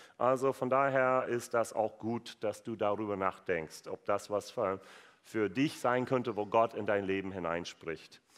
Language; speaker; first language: German; non-native, fluent; English